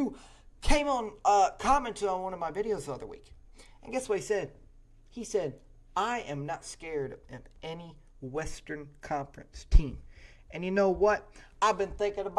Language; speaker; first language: English; native; English